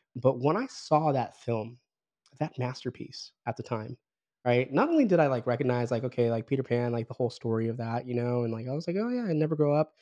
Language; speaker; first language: English; early bilingual, other home language; Filipino